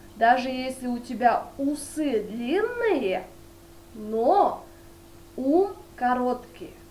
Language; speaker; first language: Russian; non-native, local second language; Kyrgyz